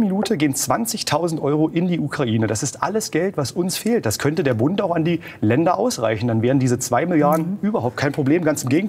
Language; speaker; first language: German; native; German